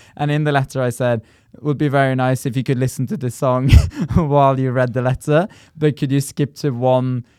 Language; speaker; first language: English; non-native, fluent; Norwegian